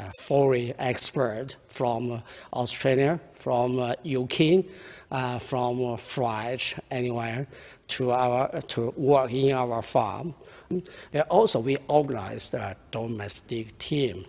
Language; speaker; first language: English; non-native, learner; Chinese